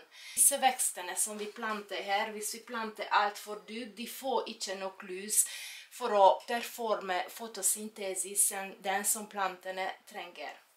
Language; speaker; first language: Norwegian; non-native, fluent; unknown